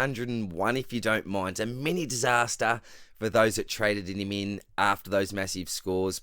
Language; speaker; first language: English; native; English